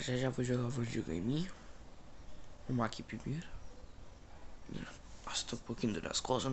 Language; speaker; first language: Portuguese; native; Portuguese